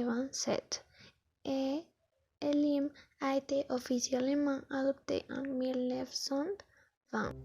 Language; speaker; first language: French; non-native, learner; Spanish